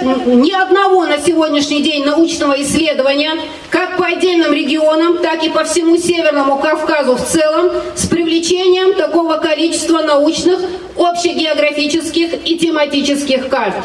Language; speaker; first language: Russian; non-native, local second language; Ingush